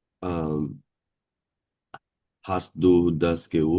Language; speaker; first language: German; non-native, learner; Indonesian